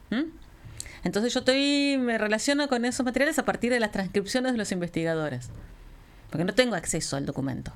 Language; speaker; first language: Spanish; native; Spanish